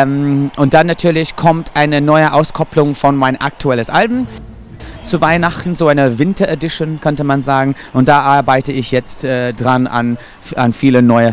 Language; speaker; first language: German; non-native, fluent; English